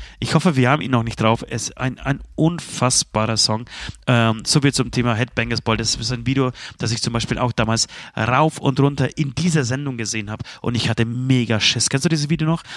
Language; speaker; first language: German; early bilingual, other home language; Polish